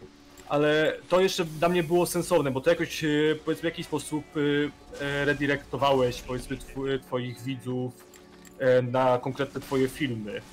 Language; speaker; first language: Polish; native; Polish